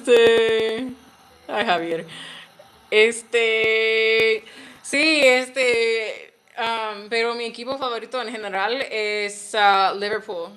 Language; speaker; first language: Spanish; non-native, learner; English